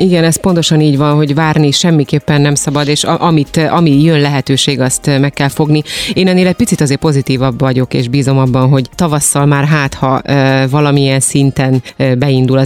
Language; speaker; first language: Hungarian; native; Hungarian